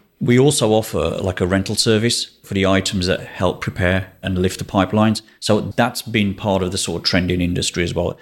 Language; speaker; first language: English; native; English